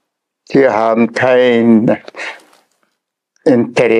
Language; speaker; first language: German; non-native, fluent; Tuvinian